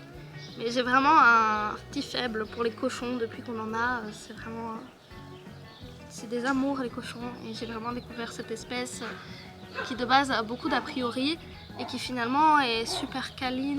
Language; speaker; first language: French; native; French